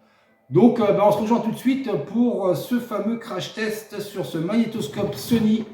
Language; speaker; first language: French; native; French